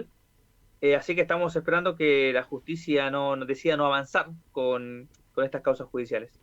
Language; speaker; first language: Spanish; native; Spanish